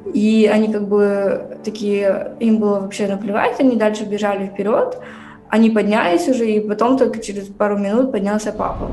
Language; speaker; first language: Russian; native; Russian